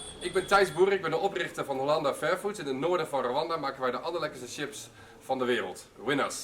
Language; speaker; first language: Dutch; native; Dutch